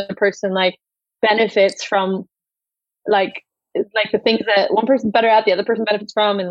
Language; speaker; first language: English; native; English